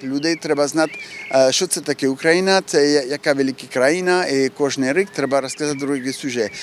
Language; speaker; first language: Ukrainian; non-native, learner; French